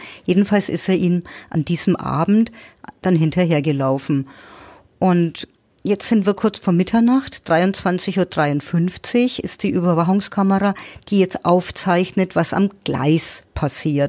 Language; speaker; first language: German; native; German